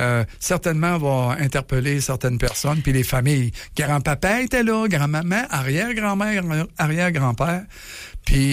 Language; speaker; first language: French; native; French